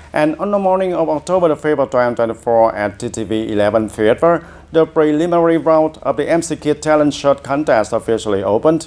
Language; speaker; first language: English; non-native, fluent; Vietnamese